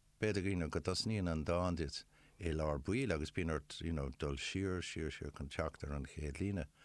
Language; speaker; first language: Irish; non-native, local second language; English